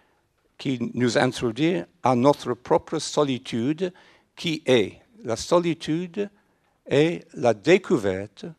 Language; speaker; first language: French; non-native, fluent; English